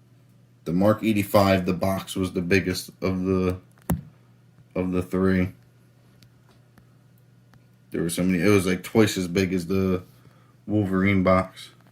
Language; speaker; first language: English; native; English